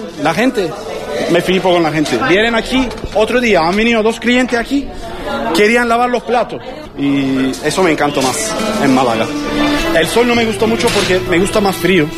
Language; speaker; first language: Spanish; non-native, learner; Turkish